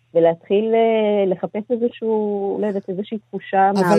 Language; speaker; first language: Hebrew; early bilingual, other home language; Amharic